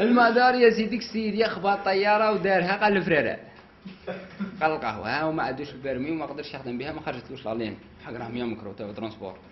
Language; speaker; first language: Arabic; native; Arabic